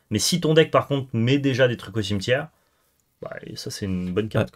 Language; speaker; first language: French; native; French